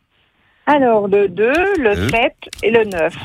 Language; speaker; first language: French; native; French